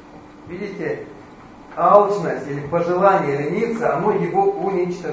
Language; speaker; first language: Polish; non-native, learner; Russian